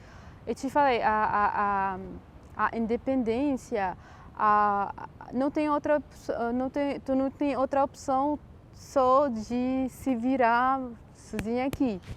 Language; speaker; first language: Portuguese; non-native, fluent; Arabic